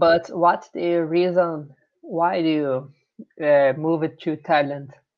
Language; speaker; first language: English; non-native, learner; Portuguese